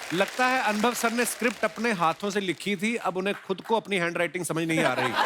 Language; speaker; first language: Hindi; non-native, local second language; Punjabi